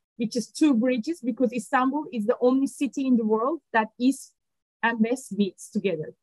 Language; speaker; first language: English; non-native, fluent; Turkish